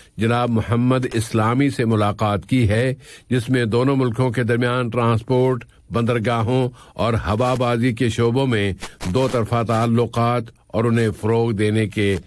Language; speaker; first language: Urdu; native; Urdu